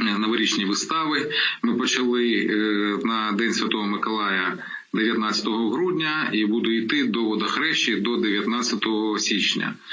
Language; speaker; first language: Ukrainian; non-native, local second language; Russian